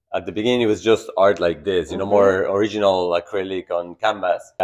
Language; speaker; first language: English; non-native, fluent; Spanish